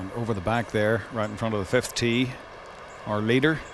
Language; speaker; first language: English; native; English